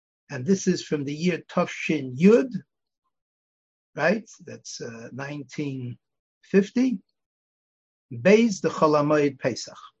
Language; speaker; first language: English; native; English